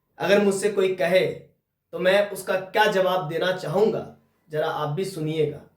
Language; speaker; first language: Hindi; native; Hindi